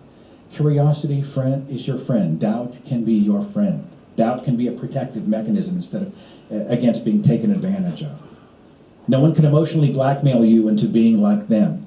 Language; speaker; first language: English; native; English